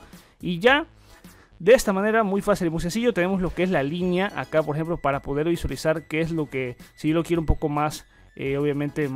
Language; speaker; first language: Spanish; native; Spanish